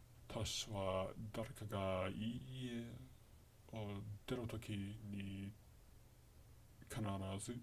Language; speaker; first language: Japanese; non-native, learner; English